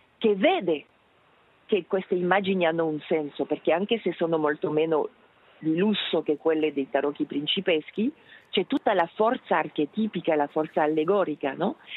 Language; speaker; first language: Italian; non-native, fluent; French